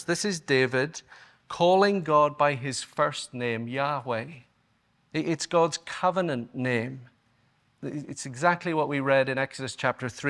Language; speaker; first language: English; native; English